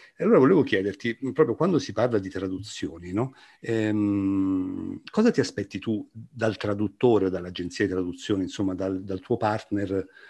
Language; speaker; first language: Italian; native; Italian